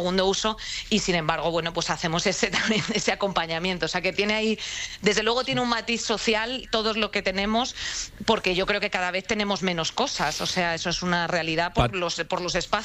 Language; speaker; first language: Spanish; native; Spanish